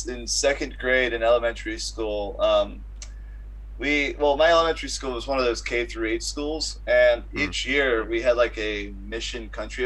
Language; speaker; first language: English; native; English